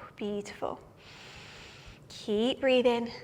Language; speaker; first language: English; native; English